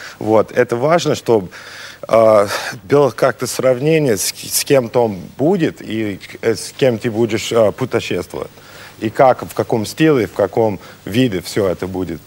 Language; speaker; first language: Russian; non-native, learner; English